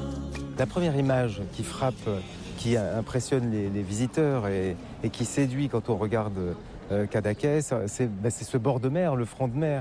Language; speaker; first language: French; native; French